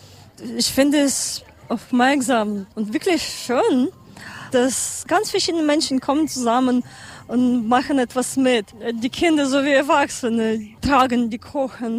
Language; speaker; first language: German; non-native, learner; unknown